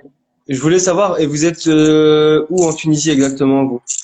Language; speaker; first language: French; native; French